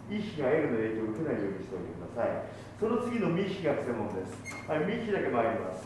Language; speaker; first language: Japanese; native; Japanese